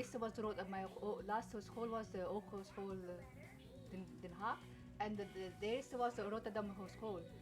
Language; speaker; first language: Dutch; early bilingual, other home language; Persian